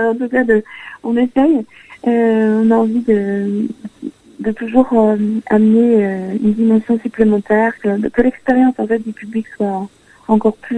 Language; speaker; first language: French; native; French